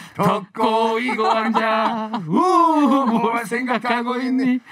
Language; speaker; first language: Korean; native; Korean